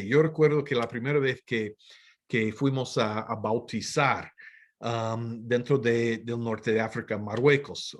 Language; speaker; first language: Spanish; non-native, fluent; English